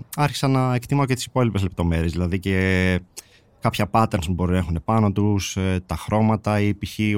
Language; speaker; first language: Greek; native; Greek